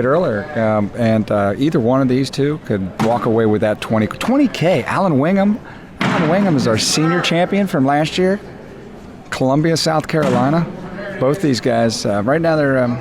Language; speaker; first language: English; native; English